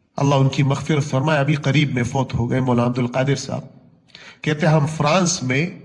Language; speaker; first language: Urdu; non-native, local second language; Punjabi